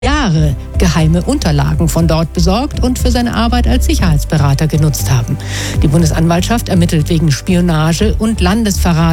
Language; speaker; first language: German; native; German